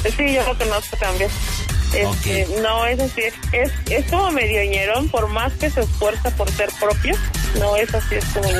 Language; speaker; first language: Spanish; native; Spanish